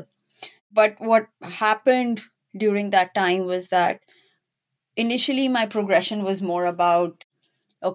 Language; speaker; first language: English; non-native, local second language; Urdu